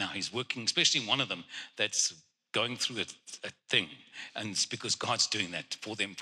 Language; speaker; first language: English; non-native, local second language; Afrikaans